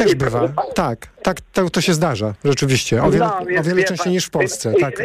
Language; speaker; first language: Polish; native; Polish